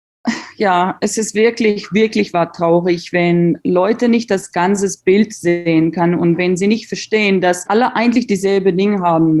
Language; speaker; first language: German; non-native, learner; Afrikaans